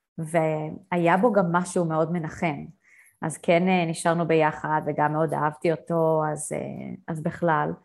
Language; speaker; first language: Hebrew; native; Hebrew